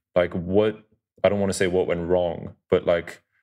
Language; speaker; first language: English; early bilingual, other home language; Dutch